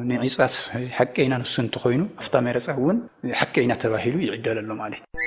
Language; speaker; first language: Tigrinya; non-native, local second language; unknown